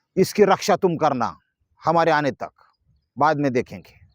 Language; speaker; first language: Hindi; non-native, local second language; Marathi